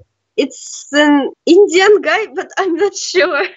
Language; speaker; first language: English; non-native, learner; Russian